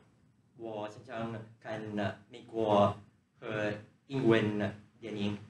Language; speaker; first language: Chinese; non-native, learner; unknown